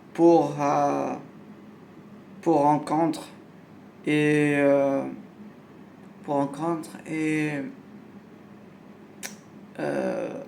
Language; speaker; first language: French; non-native, learner; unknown